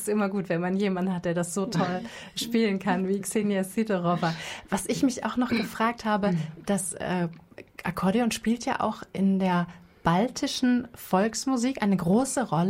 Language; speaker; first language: German; native; German